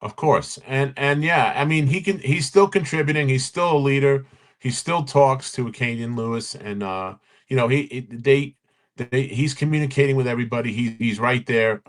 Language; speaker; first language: English; native; English